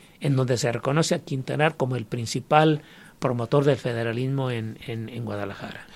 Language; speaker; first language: Spanish; native; Spanish